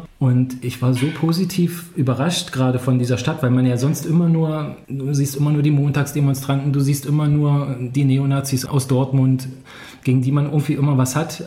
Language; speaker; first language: German; native; German